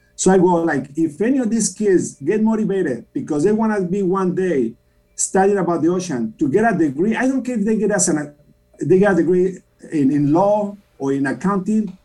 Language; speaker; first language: English; non-native, fluent; Spanish